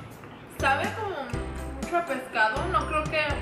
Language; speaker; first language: Spanish; early bilingual, other home language; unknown